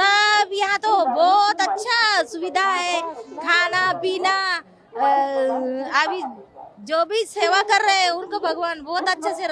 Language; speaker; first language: Hindi; non-native, local second language; Marathi